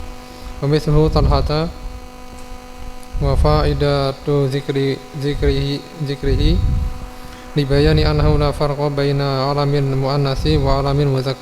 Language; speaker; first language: Arabic; non-native, learner; Indonesian